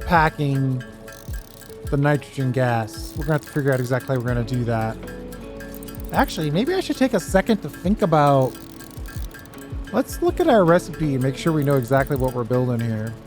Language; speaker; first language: English; native; English